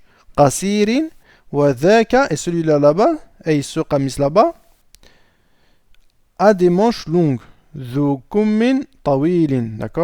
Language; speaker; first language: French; native; French